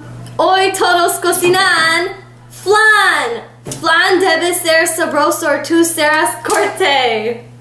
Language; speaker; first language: Spanish; non-native, learner; English